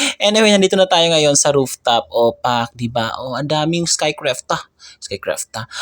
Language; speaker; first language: Filipino; native; Filipino